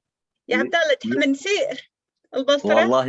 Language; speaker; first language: Arabic; non-native, fluent; English